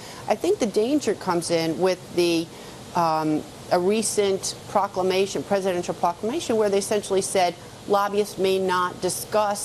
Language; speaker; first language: English; native; English